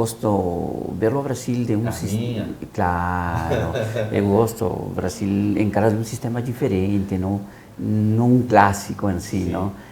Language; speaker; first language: Portuguese; non-native, learner; Spanish